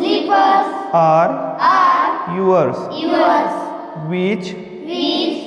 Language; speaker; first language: English; non-native, learner; Marathi